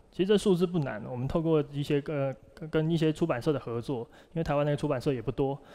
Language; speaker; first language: Chinese; native; Chinese